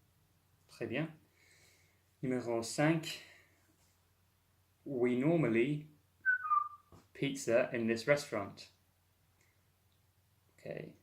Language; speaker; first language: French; non-native, fluent; English